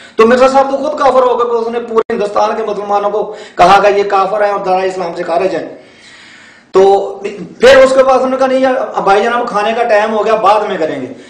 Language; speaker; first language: Urdu; non-native, local second language; Punjabi